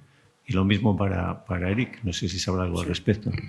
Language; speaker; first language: Spanish; native; Spanish